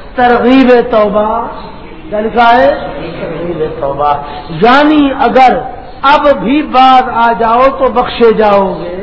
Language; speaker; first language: Urdu; non-native, local second language; Punjabi